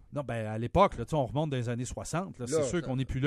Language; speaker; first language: French; native; French